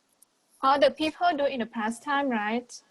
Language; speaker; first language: English; non-native, learner; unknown